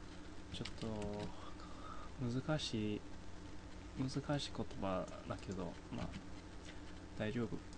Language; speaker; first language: Japanese; non-native, fluent; English